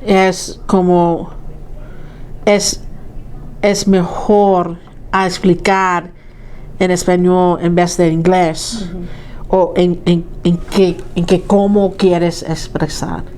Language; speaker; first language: Spanish; early bilingual, heritage; Spanish